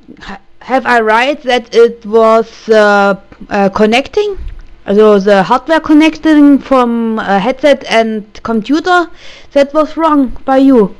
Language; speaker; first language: English; non-native, learner; German